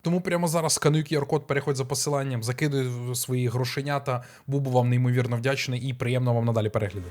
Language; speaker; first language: Ukrainian; native; Ukrainian